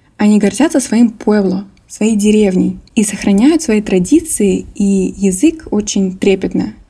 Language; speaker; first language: Russian; native; Russian